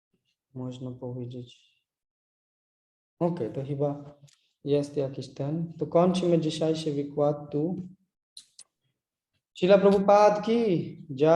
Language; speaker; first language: Polish; non-native, learner; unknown